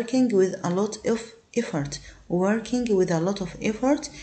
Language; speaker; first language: English; non-native, fluent; Arabic